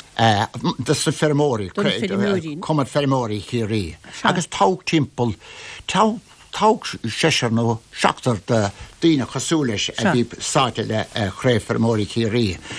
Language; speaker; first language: Irish; native; Irish